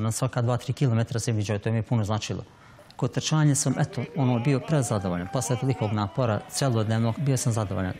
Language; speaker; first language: Croatian; native; Croatian